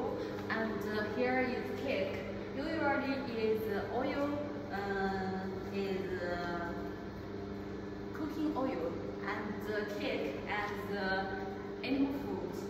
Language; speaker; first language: English; non-native, learner; Chinese